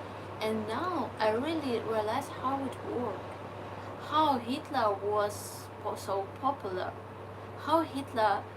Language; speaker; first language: English; non-native, learner; Ukrainian